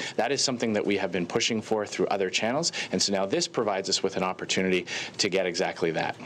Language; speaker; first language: English; native; English